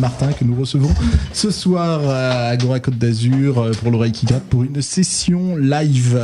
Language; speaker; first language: French; native; French